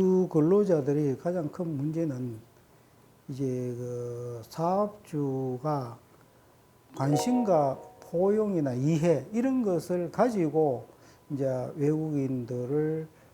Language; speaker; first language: Korean; native; Korean